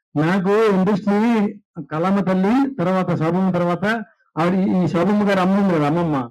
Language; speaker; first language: Telugu; native; Telugu